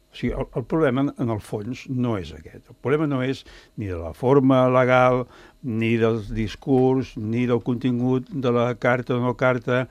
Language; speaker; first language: Catalan; native; Catalan